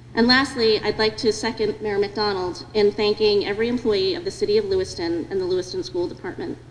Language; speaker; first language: English; native; English